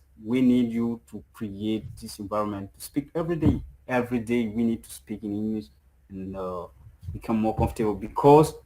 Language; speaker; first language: English; non-native, fluent; French